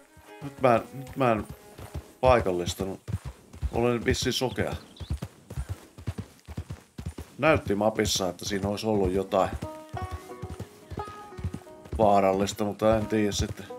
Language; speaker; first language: Finnish; native; Finnish